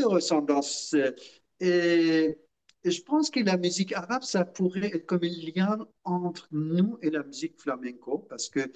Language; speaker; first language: French; non-native, fluent; Persian